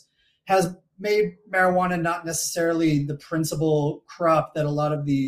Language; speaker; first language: English; native; English